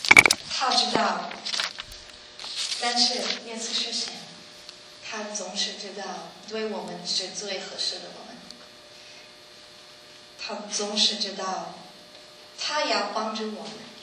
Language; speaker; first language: Chinese; non-native, learner; English